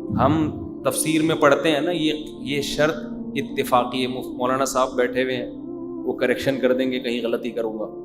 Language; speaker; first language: Urdu; native; Urdu